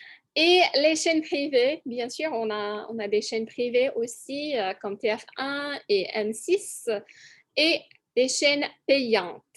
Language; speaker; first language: French; non-native, fluent; English